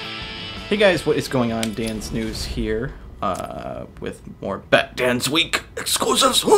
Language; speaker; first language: English; native; English